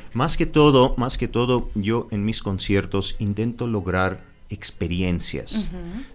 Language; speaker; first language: Spanish; early bilingual, other home language; Armenian